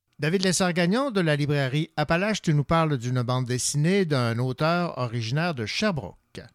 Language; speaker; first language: French; native; French